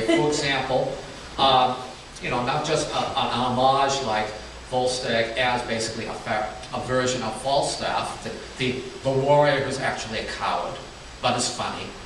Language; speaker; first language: English; native; English